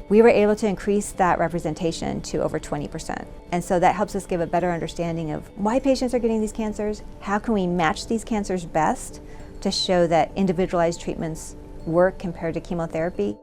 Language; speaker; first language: English; native; English